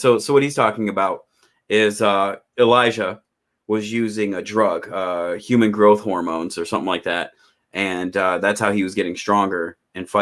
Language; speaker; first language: English; native; English